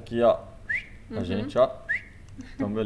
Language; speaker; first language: Portuguese; native; Portuguese